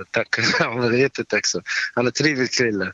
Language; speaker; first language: Swedish; non-native, learner; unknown